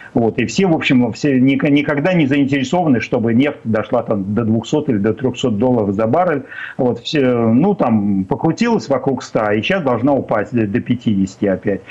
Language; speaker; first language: Russian; native; Russian